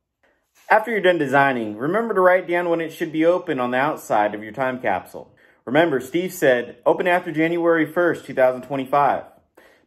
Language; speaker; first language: English; native; English